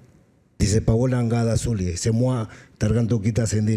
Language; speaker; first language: Indonesian; non-native, fluent; Spanish